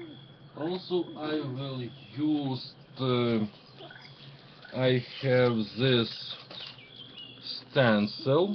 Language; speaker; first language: English; non-native, learner; Ukrainian